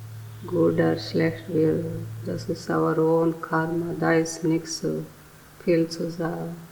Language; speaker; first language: German; non-native, learner; Telugu